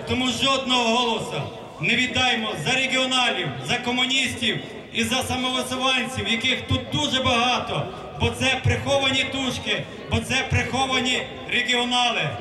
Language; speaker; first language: Ukrainian; native; Ukrainian